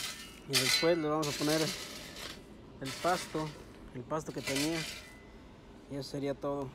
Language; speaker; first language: Spanish; native; Spanish